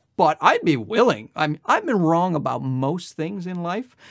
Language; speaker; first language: English; native; English